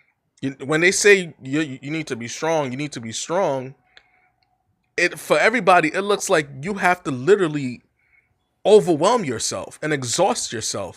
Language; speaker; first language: English; native; English